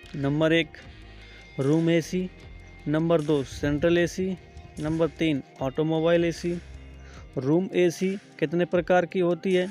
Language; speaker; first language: Hindi; native; Hindi